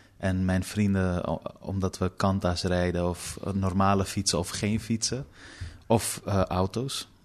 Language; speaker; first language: Dutch; early bilingual, other home language; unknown